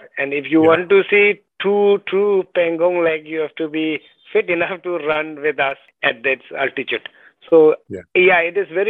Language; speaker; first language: English; non-native, local second language; Ladakhi